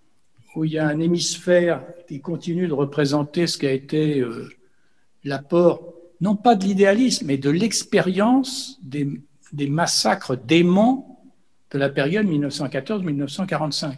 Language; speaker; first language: French; native; French